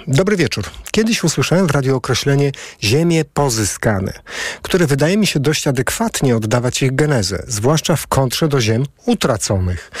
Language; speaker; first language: Polish; native; Polish